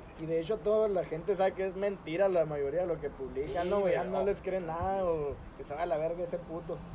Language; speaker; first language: Spanish; native; Spanish